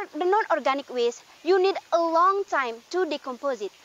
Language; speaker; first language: English; non-native, learner; Indonesian